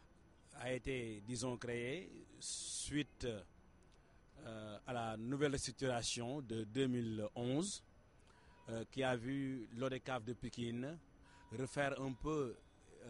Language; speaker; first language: French; non-native, local second language; Wolof